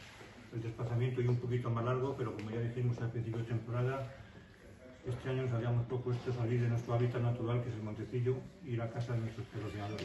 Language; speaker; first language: Spanish; native; Spanish